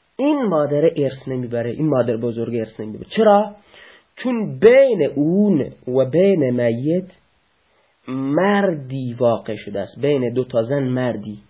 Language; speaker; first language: Persian; non-native, local second language; Baluchi